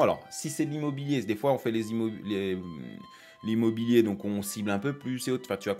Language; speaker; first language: French; native; French